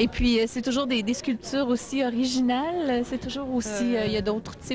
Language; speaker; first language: French; native; French